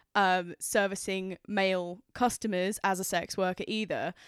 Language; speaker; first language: English; native; English